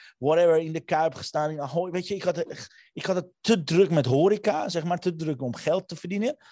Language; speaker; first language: Dutch; early bilingual, other home language; Armenian